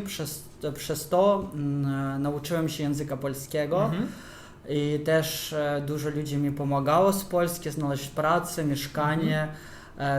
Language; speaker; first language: Polish; non-native, fluent; Ukrainian